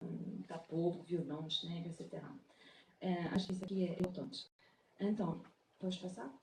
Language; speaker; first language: Portuguese; non-native, fluent; French